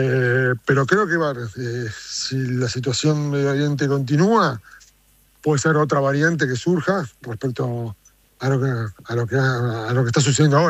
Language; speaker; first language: Spanish; native; Spanish